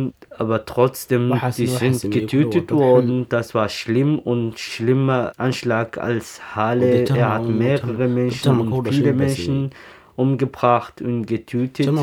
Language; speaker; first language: German; non-native, learner; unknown